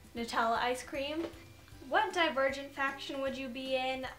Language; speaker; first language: English; native; English